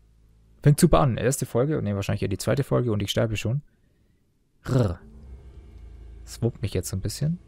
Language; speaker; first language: German; native; German